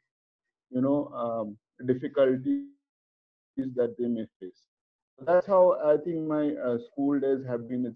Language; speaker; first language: English; non-native, local second language; Hindi